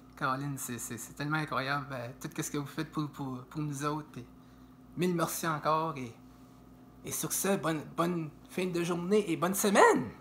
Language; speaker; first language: French; native; French